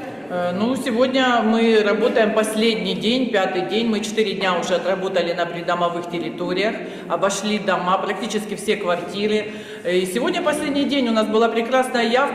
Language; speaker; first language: Russian; native; Russian